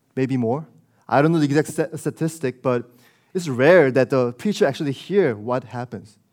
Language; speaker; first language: English; early bilingual, other home language; Korean